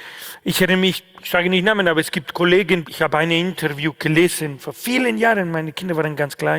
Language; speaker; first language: German; non-native, fluent; Spanish